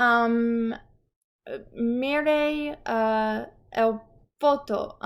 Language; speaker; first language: Spanish; non-native, learner; English